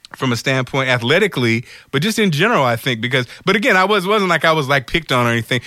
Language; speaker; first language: English; native; English